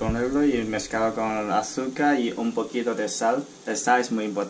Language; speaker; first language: Spanish; non-native, learner; Chinese